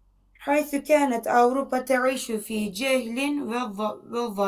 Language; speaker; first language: Arabic; non-native, learner; Turkish